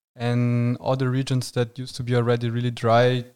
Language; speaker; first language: English; non-native, fluent; Portuguese